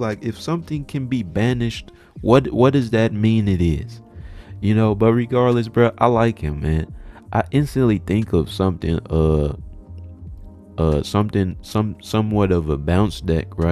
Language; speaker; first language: English; native; English